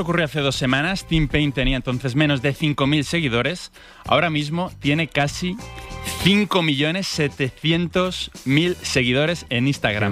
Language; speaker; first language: Spanish; native; Spanish